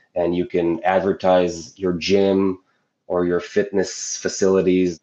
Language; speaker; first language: English; non-native, fluent; Hebrew